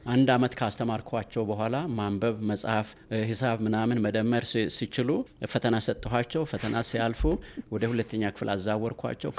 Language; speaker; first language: Amharic; non-native, local second language; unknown